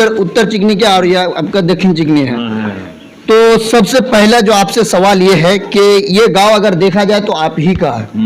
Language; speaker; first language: Hindi; non-native, local second language; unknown